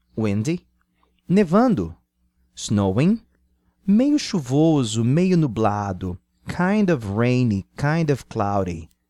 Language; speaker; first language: Portuguese; native; Portuguese